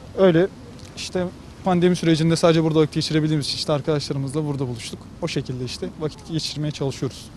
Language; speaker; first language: Turkish; native; Turkish